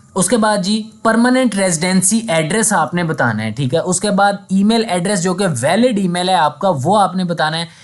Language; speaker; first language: Urdu; non-native, local second language; Punjabi